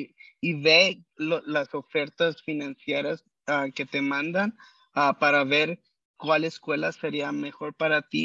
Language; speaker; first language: Spanish; early bilingual, heritage; Spanish